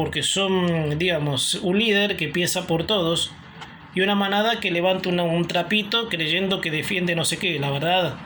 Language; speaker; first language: Spanish; native; Spanish